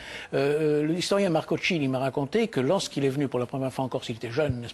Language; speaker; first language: French; native; French